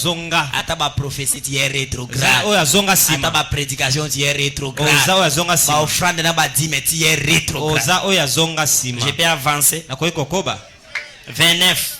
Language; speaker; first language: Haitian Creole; non-native, local second language; Lingala